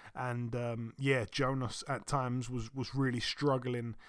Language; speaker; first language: English; native; English